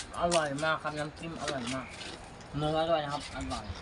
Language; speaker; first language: Thai; native; Thai